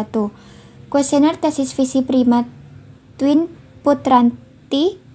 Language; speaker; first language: Indonesian; native; Indonesian